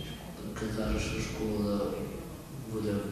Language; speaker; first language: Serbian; non-native, local second language; Hungarian